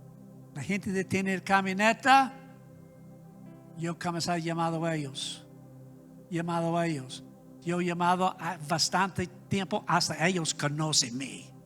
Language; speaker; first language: Spanish; non-native, learner; English